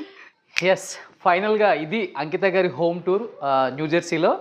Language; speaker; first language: Telugu; native; Telugu